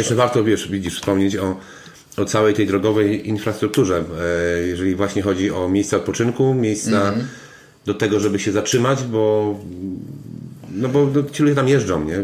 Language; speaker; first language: Polish; native; Polish